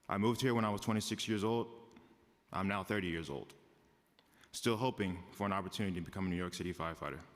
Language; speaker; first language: English; native; English